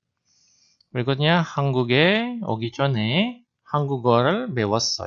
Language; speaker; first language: Korean; non-native, fluent; Indonesian